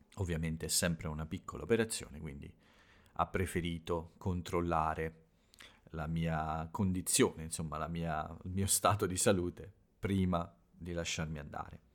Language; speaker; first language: Italian; native; Italian